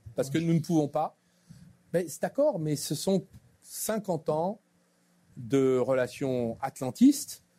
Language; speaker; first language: French; native; French